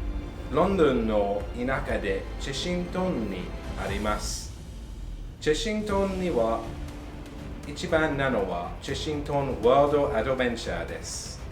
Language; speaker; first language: Japanese; non-native, learner; English